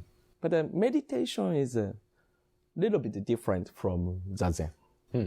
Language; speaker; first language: English; non-native, learner; Japanese